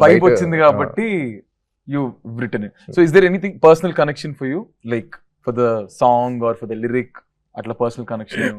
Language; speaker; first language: Telugu; native; Telugu